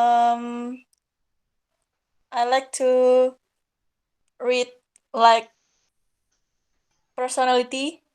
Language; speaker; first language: English; non-native, learner; Indonesian